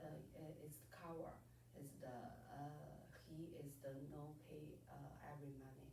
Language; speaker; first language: English; non-native, learner; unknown